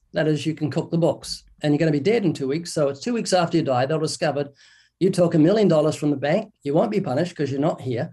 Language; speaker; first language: English; native; English